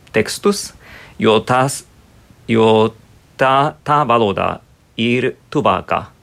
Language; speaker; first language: Latvian; non-native, fluent; Japanese